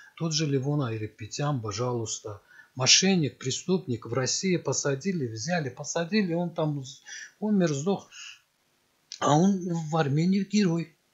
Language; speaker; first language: Russian; non-native, local second language; Azerbaijani